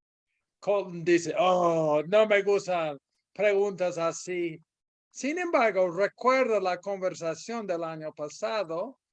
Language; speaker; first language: Spanish; non-native, fluent; English